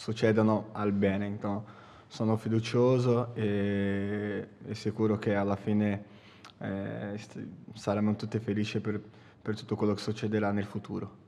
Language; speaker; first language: Italian; non-native, fluent; Portuguese